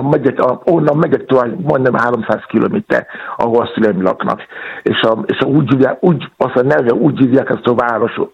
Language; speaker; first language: Hungarian; non-native, learner; Yoruba